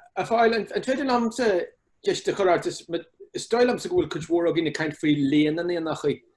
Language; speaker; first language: Irish; non-native, local second language; English